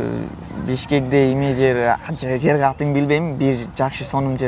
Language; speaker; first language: Kyrgyz; non-native, learner; Bangla